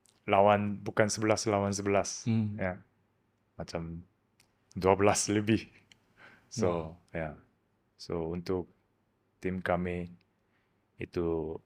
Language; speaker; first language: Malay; non-native, learner; Korean